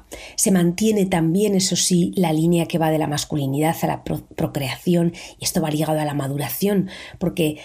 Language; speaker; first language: Spanish; native; Spanish